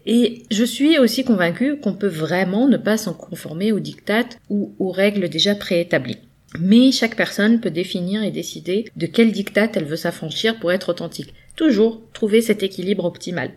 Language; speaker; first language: French; native; French